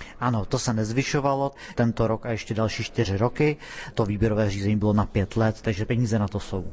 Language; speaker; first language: Czech; native; Czech